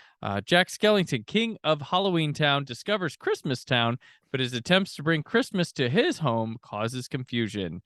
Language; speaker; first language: English; native; English